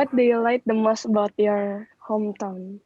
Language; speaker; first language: English; non-native, local second language; Indonesian